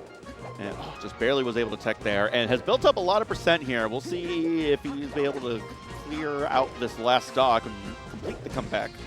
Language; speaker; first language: English; native; English